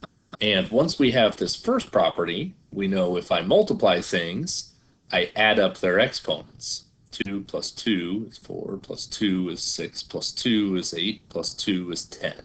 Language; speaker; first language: English; native; English